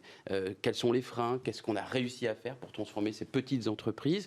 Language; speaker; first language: French; native; French